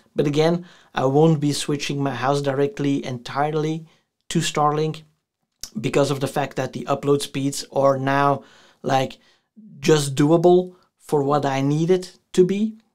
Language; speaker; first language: English; non-native, fluent; Dutch